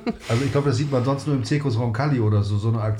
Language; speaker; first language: German; native; German